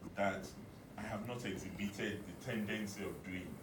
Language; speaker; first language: English; non-native, local second language; Yoruba